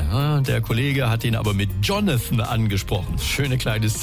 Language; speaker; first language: German; native; German